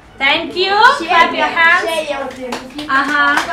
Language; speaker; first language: English; non-native, fluent; Ukrainian